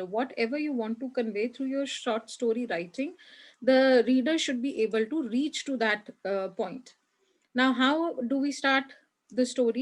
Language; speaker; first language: English; non-native, local second language; Hindi